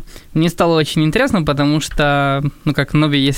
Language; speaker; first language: Russian; non-native, fluent; Spanish